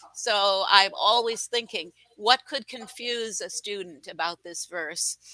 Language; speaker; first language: English; native; English